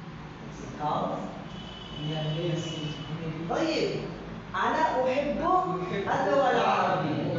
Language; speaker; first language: Arabic; non-native, fluent; Bangla